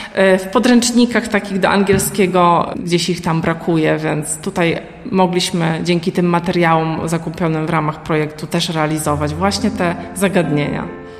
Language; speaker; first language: Polish; native; Polish